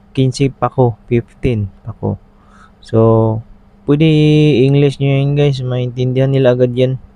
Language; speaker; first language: Filipino; non-native, local second language; Cebuano